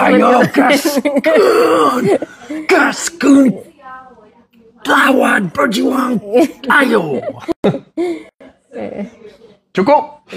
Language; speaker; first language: Indonesian; non-native, learner; English